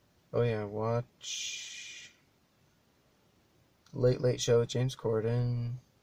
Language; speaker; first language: English; native; English